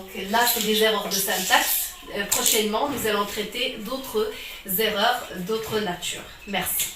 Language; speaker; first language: French; non-native, local second language; Arabic